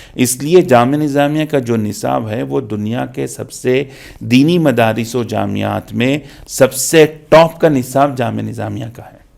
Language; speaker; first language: Urdu; native; Urdu